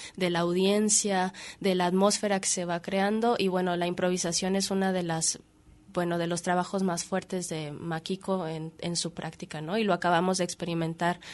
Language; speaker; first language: Spanish; native; Spanish